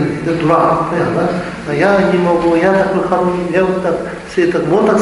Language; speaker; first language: Russian; non-native, learner; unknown